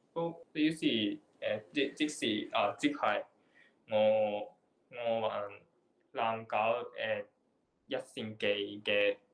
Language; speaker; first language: Chinese; non-native, learner; Japanese